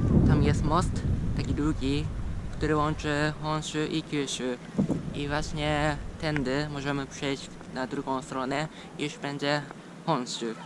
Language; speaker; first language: Polish; non-native, fluent; Japanese